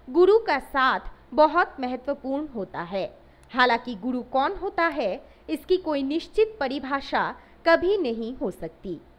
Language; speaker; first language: Hindi; non-native, local second language; Assamese